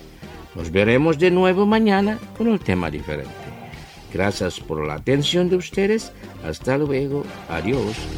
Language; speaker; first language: Spanish; non-native, fluent; Indonesian